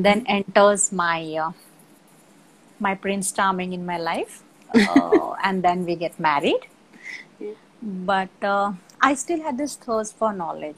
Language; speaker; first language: English; non-native, local second language; Marathi